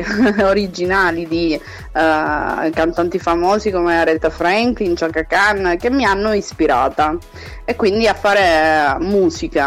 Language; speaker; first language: Italian; early bilingual, other home language; Portuguese